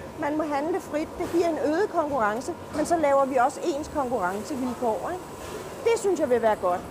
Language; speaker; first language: Danish; native; Danish